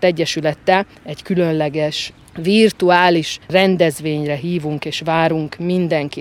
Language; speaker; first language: Hungarian; native; Hungarian